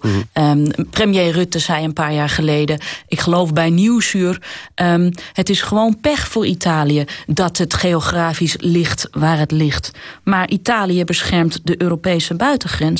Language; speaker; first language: Dutch; native; Dutch